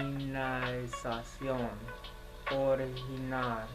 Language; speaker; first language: Spanish; non-native, learner; English